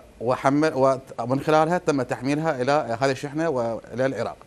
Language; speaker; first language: Arabic; native; Arabic